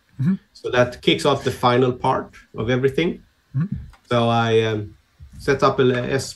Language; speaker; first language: English; non-native, fluent; Swedish